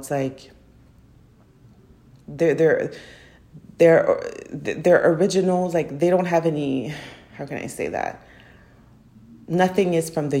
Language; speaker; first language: English; native; English